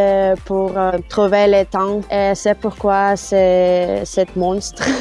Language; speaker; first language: French; non-native, learner; Russian